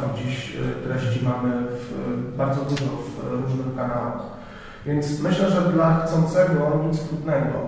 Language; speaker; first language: Polish; native; Polish